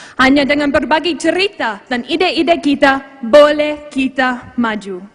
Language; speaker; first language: Malay; non-native, fluent; English